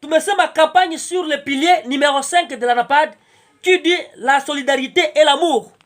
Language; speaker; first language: French; non-native, local second language; Swahili